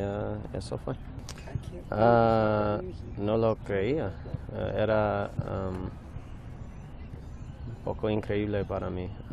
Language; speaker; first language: Spanish; non-native, learner; English